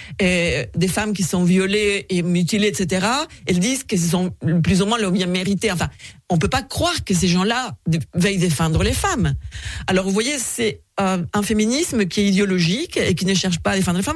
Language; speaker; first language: French; non-native, fluent; Spanish